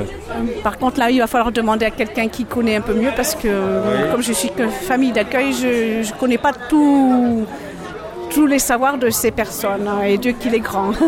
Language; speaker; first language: French; native; French